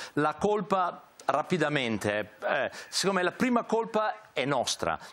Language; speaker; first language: Italian; native; Italian